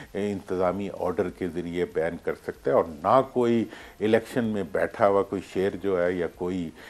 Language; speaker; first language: Urdu; native; Urdu